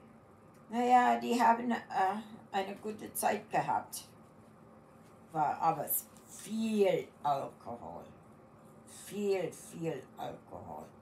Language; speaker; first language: German; early bilingual, heritage; German